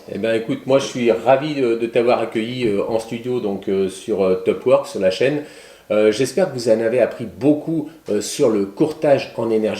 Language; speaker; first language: French; native; French